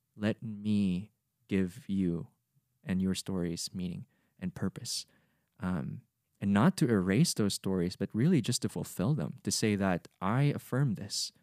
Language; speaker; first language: English; non-native, local second language; Cebuano